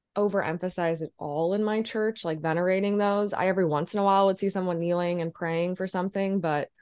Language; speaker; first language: English; native; English